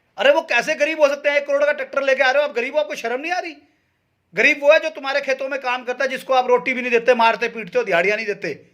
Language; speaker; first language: Hindi; native; Hindi